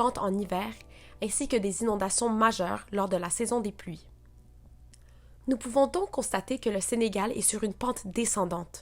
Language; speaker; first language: French; native; French